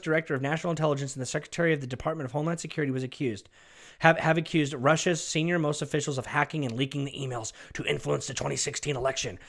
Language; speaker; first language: English; native; English